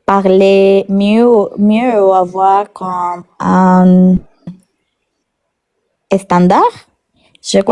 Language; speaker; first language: French; non-native, learner; Spanish